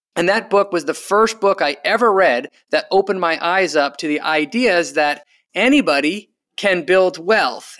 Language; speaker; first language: English; native; English